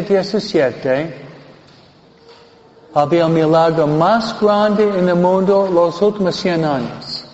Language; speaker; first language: Spanish; non-native, fluent; English